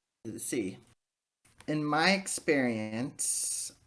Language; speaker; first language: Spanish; early bilingual, heritage; Spanish